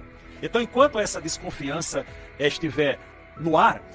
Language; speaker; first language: Portuguese; native; Portuguese